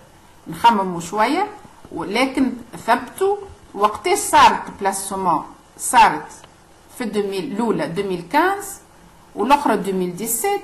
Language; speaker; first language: Arabic; native; Arabic